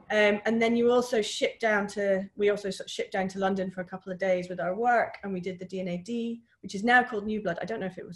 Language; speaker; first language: English; native; English